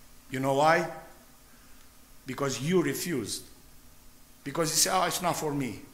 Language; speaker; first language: English; non-native, fluent; Romanian